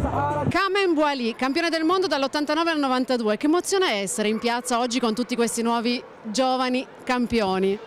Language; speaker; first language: Italian; native; Italian